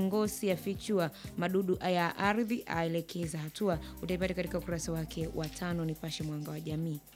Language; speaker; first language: Swahili; native; Swahili